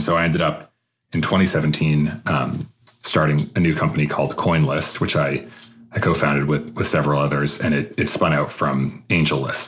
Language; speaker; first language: English; native; English